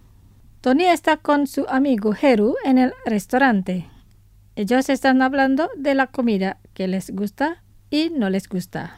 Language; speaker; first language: Spanish; non-native, fluent; Indonesian